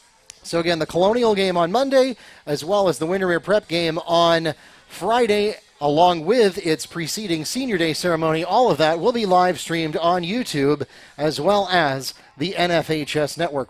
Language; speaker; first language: English; native; English